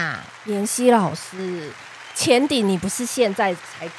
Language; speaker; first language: Chinese; native; Chinese